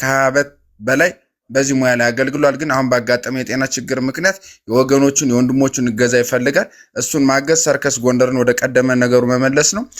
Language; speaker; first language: Amharic; native; Amharic